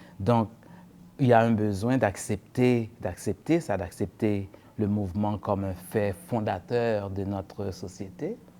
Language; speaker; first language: French; non-native, local second language; Haitian Creole